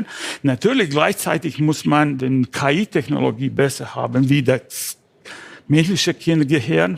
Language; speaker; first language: German; non-native, learner; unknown